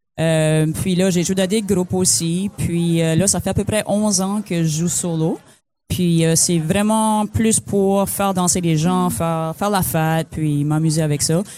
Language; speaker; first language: French; native; French